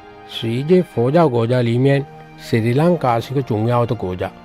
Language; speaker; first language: Chinese; non-native, learner; Sinhala